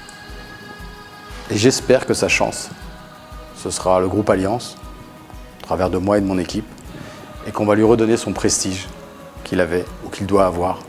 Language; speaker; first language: French; early bilingual, other home language; Arabic